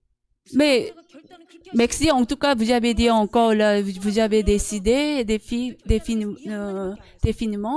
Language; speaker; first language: French; non-native, learner; Korean